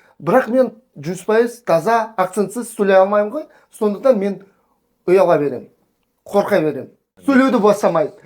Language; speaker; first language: Kazakh; non-native, local second language; Russian